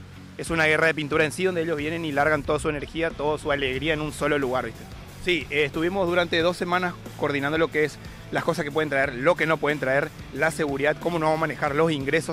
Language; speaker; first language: Spanish; native; Spanish